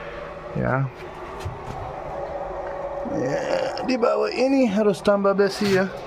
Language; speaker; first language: Indonesian; non-native, learner; English